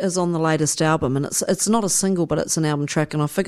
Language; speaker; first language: English; native; English